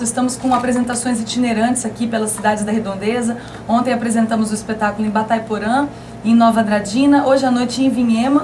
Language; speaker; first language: Portuguese; native; Portuguese